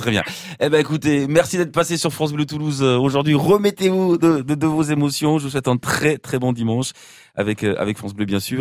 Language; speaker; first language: French; native; French